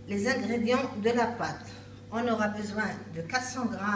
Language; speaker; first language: French; non-native, local second language; Arabic